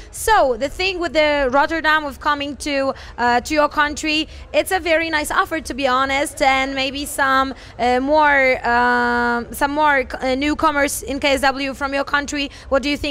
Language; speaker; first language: English; non-native, fluent; Polish